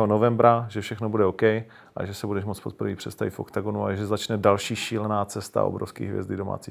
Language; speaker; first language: Czech; native; Czech